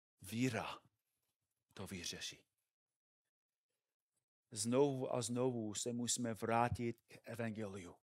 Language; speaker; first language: Czech; non-native, fluent; English